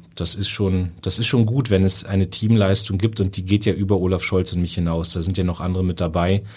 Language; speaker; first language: German; native; German